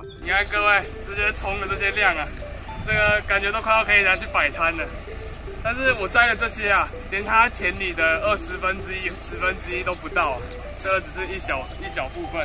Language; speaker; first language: Chinese; native; Chinese